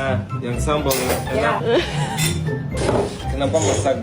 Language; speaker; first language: Indonesian; non-native, learner; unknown